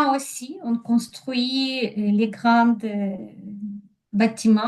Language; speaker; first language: French; non-native, learner; Ukrainian